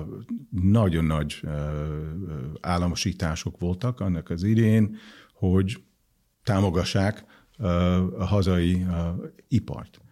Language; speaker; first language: Hungarian; non-native, fluent; English